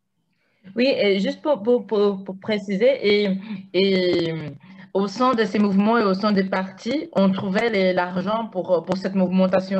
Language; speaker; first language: French; non-native, fluent; Portuguese